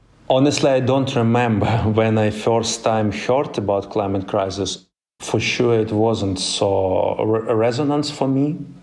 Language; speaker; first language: English; non-native, fluent; Ukrainian